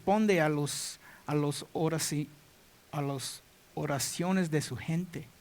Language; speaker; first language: Spanish; non-native, learner; English